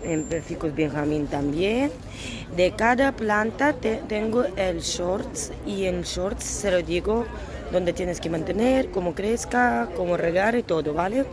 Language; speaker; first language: Spanish; non-native, fluent; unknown